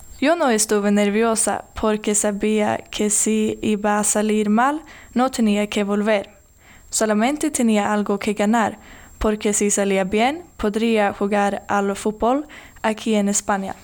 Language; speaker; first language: Spanish; non-native, learner; Swedish